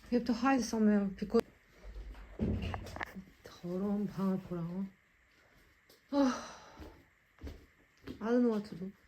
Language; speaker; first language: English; non-native, learner; Korean